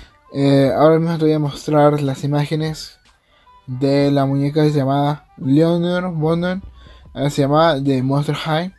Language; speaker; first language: Spanish; native; Spanish